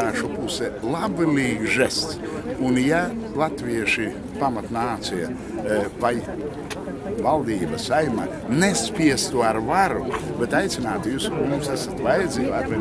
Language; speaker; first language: Latvian; non-native, local second language; Russian